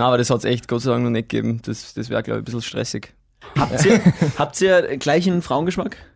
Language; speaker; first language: German; native; German